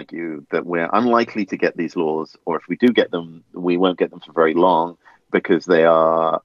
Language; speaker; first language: English; native; English